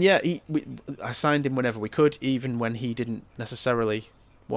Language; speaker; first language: English; native; English